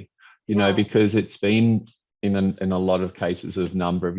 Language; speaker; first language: English; native; English